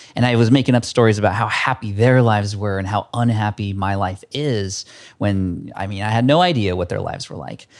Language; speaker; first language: English; early bilingual, other home language; Filipino